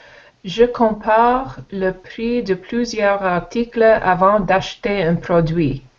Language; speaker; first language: French; non-native, learner; English